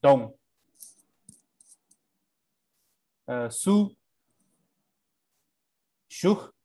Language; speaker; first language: French; non-native, learner; English